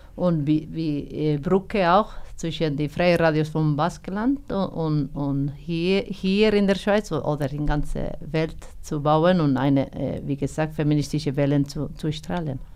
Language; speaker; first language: German; non-native, fluent; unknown